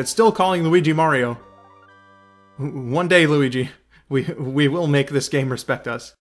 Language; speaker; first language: English; native; English